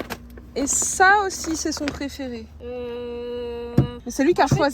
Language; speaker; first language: French; native; French